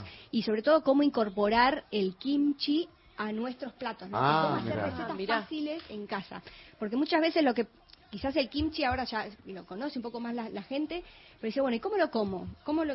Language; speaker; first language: Spanish; native; Spanish